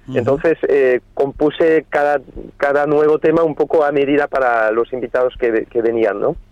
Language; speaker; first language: Spanish; non-native, fluent; French